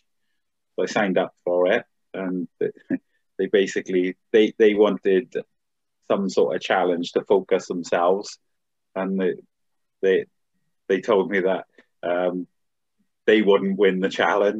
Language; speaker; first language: English; native; English